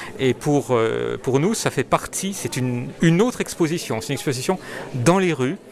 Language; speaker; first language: French; native; French